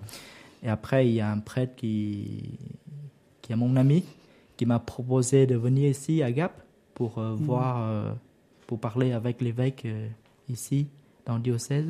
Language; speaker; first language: French; non-native, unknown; Vietnamese